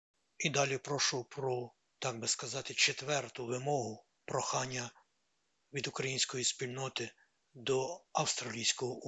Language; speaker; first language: Ukrainian; native; Ukrainian